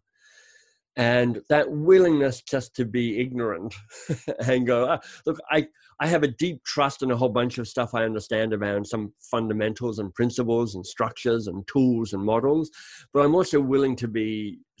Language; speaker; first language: English; native; English